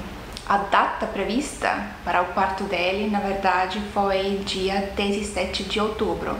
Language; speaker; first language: Portuguese; non-native, fluent; Estonian